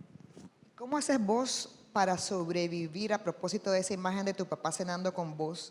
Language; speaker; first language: Spanish; native; Spanish